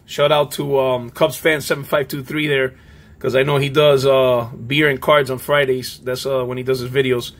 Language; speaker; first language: English; native; English